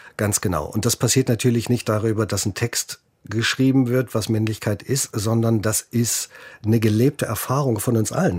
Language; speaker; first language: German; native; German